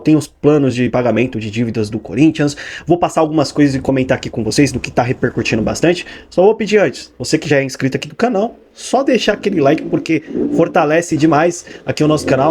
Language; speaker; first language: Portuguese; native; Portuguese